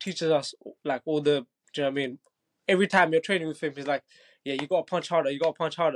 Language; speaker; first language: English; non-native, local second language; Bangla